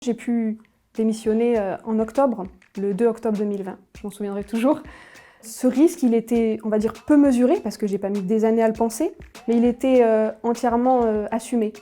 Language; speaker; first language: French; native; French